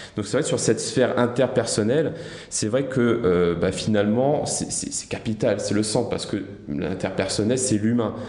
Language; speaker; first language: French; native; French